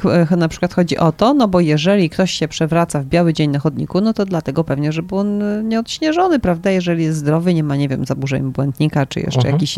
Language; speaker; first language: Polish; native; Polish